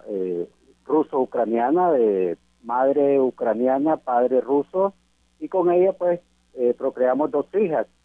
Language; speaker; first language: Spanish; native; Spanish